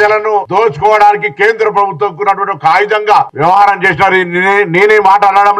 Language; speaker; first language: Telugu; native; Telugu